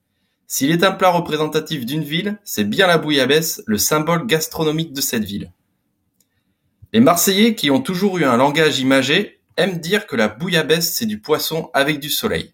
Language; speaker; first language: French; native; French